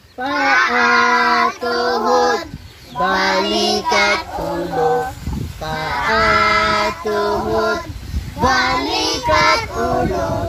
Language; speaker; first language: Filipino; non-native, local second language; Cebuano